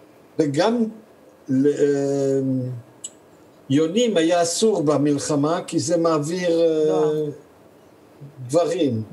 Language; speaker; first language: Hebrew; early bilingual, other home language; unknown